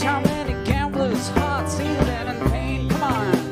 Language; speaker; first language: English; early bilingual, heritage; English